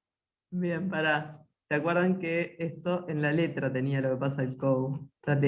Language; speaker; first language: Spanish; native; Spanish